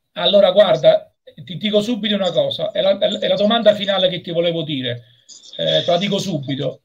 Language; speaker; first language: Italian; native; Italian